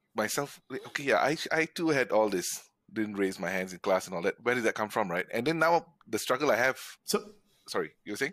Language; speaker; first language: English; non-native, local second language; Tamil